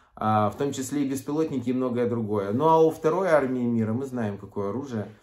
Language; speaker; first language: Russian; native; Russian